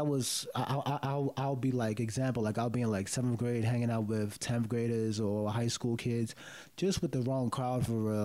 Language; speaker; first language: English; early bilingual, other home language; Yoruba